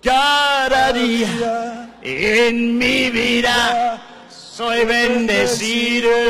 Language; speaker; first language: Spanish; non-native, learner; English